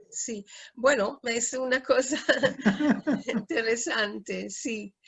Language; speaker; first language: Spanish; non-native, fluent; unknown